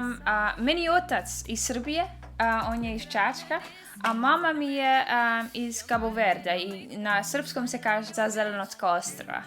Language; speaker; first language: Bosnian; early bilingual, heritage; Dutch